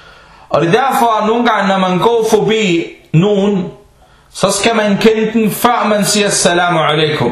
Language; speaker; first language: Danish; early bilingual, other home language; Arabic